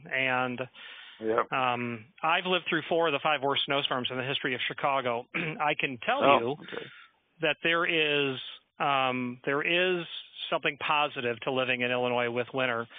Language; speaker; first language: English; native; English